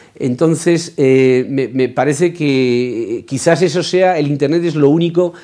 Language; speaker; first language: Spanish; native; Spanish